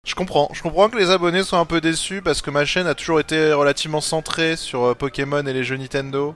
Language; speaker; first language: French; native; French